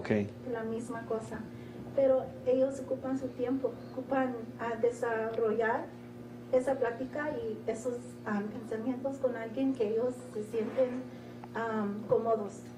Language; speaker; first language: Spanish; early bilingual, heritage; Spanish